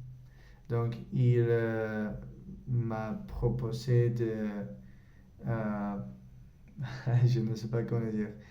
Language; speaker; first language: French; non-native, learner; Spanish